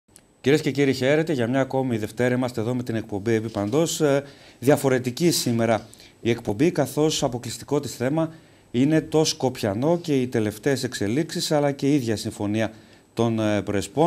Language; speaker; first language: Greek; native; Greek